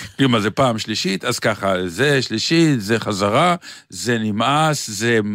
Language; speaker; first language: Hebrew; native; Hebrew